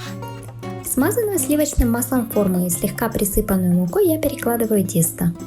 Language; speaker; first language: Russian; native; Russian